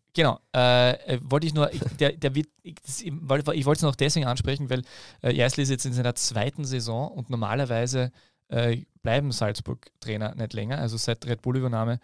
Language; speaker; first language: German; native; German